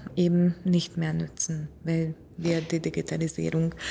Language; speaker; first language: German; non-native, fluent; Hungarian